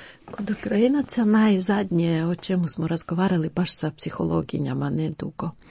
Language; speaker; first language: Croatian; non-native, fluent; Ukrainian